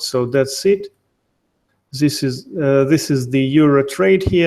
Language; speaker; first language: English; non-native, fluent; Russian